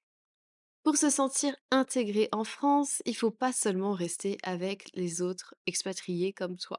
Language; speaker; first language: French; native; French